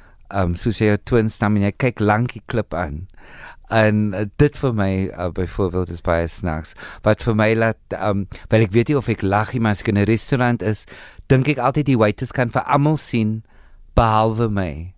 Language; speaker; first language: Afrikaans; early bilingual, heritage; Afrikaans